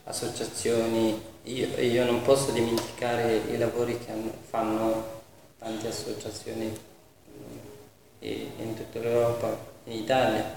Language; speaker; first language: Italian; non-native, fluent; Persian